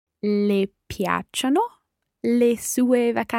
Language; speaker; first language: Italian; non-native, learner; English